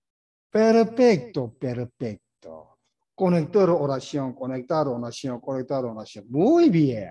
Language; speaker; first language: Spanish; non-native, learner; Korean